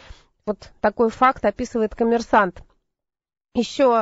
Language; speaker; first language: Russian; native; Russian